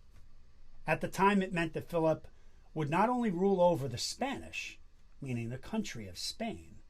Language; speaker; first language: English; native; English